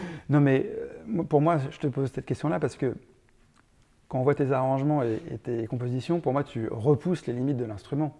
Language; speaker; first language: French; native; French